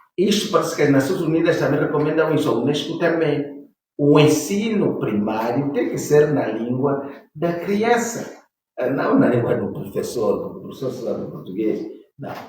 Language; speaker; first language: Portuguese; non-native, local second language; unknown